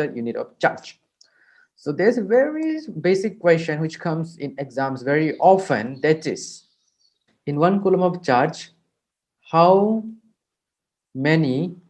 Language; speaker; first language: English; non-native, local second language; Hindi